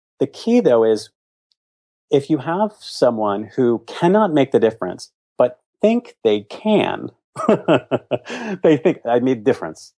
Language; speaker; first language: English; native; English